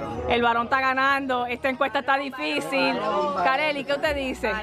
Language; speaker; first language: Spanish; early bilingual, other home language; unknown